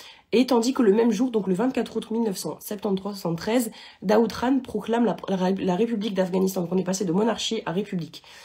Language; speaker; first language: French; native; French